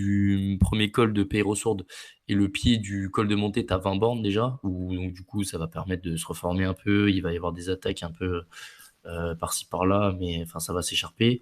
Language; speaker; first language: French; native; French